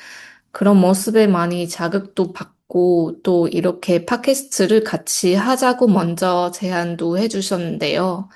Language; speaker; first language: Korean; non-native, fluent; Chinese